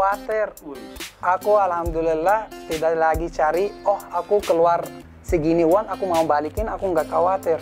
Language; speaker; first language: Indonesian; non-native, fluent; Arabic